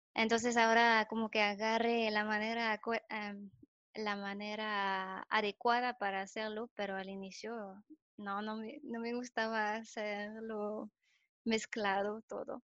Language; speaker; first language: Spanish; non-native, fluent; French